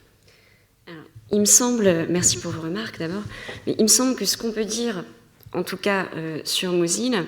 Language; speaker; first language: French; native; French